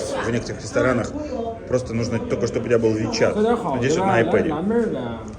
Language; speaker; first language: Russian; native; Russian